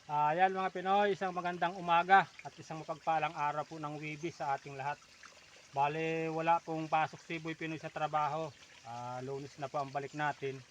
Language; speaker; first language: Filipino; native; Filipino